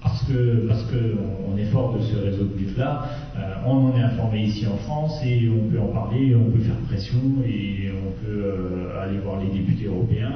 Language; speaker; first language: French; native; French